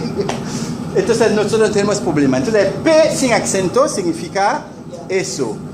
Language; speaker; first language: Spanish; non-native, fluent; Haitian Creole